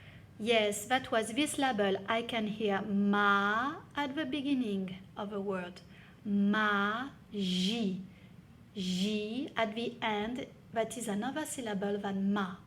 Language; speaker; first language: English; non-native, fluent; French